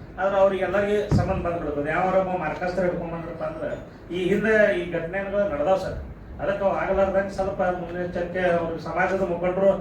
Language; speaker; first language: Kannada; native; Kannada